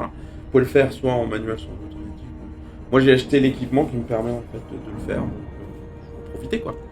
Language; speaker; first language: French; native; French